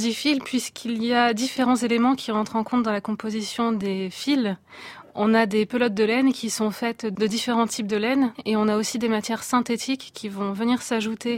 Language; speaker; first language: French; native; French